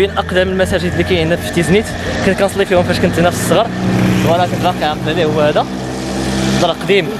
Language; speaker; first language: Arabic; native; Arabic